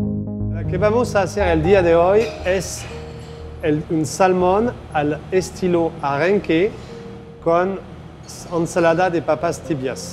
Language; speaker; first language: Spanish; non-native, fluent; French